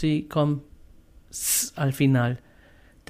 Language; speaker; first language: Spanish; non-native, fluent; German